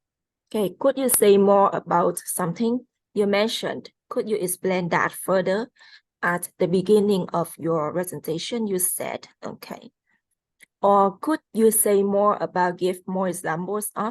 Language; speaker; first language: English; non-native, fluent; Vietnamese